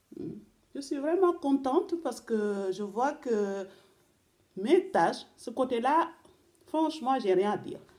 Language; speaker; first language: French; non-native, local second language; Wolof